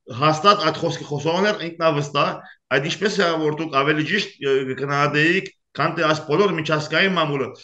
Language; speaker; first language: Armenian; early bilingual, heritage; Armenian